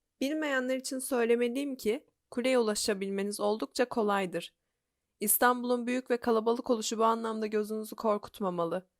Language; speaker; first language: Turkish; native; Turkish